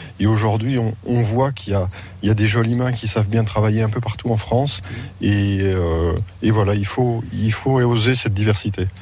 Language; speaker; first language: French; native; French